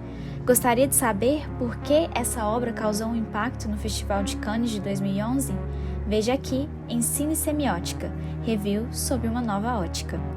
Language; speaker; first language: Portuguese; native; Portuguese